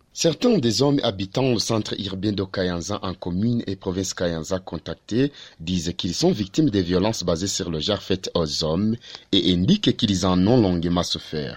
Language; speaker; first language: French; non-native, local second language; Rundi